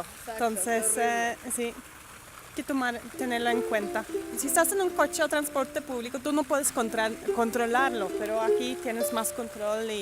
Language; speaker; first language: Spanish; non-native, fluent; Norwegian